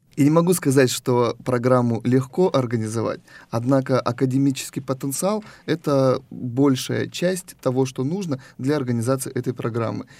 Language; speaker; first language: Russian; native; Russian